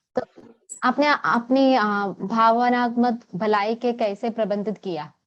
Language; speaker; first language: Hindi; non-native, local second language; Malayalam